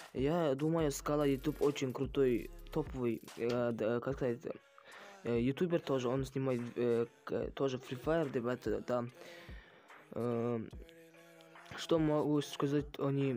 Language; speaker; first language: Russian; non-native, local second language; Kazakh